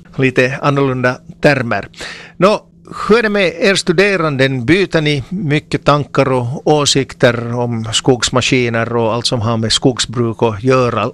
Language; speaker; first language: Swedish; native; Swedish